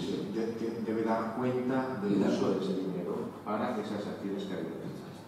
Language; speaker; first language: Spanish; native; Spanish